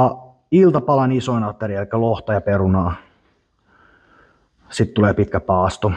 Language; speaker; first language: Finnish; native; Finnish